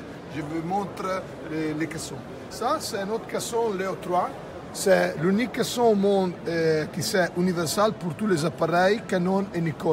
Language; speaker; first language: French; non-native, fluent; Italian